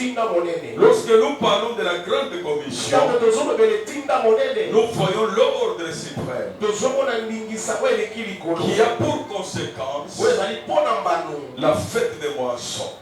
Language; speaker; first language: French; non-native, local second language; Lingala